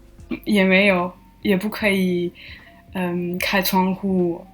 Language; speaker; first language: Chinese; non-native, learner; French